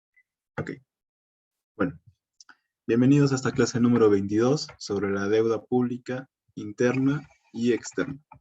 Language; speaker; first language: Spanish; native; Spanish